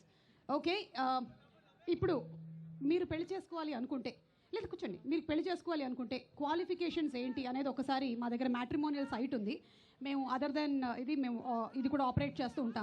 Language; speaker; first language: Telugu; native; Telugu